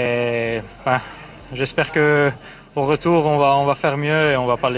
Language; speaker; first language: French; early bilingual, heritage; Armenian